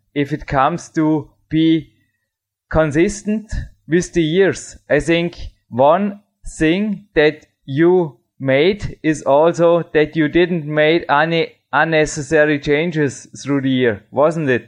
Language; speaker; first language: English; non-native, fluent; German